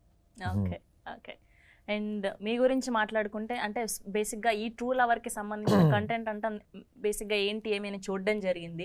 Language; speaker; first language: Telugu; native; Telugu